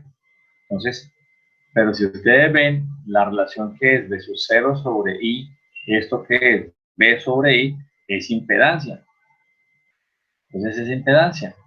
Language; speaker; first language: Spanish; native; Spanish